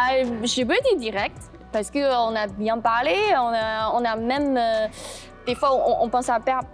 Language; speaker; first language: French; non-native, learner; Chinese